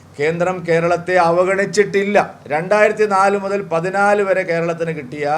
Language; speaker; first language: Malayalam; native; Malayalam